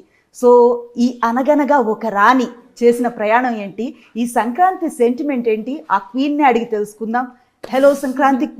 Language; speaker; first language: Telugu; native; Telugu